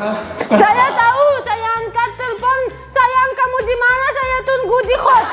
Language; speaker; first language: Indonesian; non-native, learner; Russian